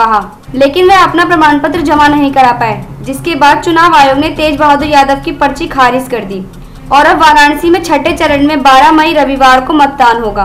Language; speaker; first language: Hindi; native; Hindi